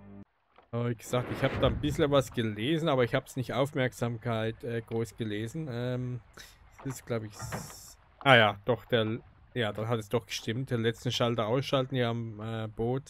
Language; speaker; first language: German; native; German